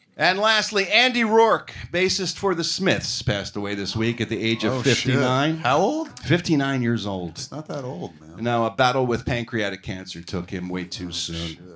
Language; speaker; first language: English; native; English